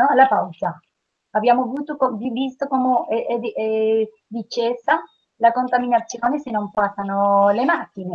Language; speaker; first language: Italian; non-native, learner; Spanish